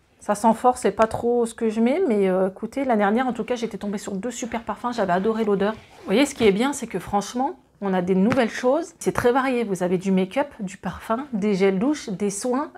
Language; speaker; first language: French; native; French